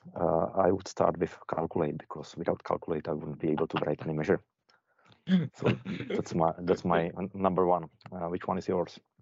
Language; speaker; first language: English; non-native, fluent; Czech